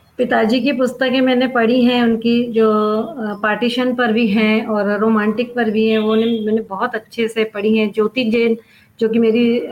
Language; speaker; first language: Hindi; non-native, local second language; Sindhi